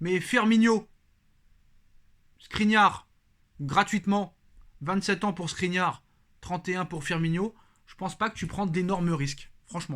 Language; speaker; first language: French; native; French